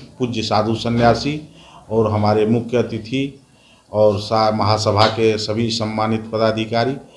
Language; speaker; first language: Hindi; native; Hindi